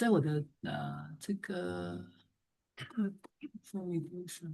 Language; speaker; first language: Chinese; early bilingual, heritage; Chinese